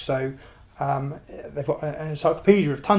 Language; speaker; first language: English; native; English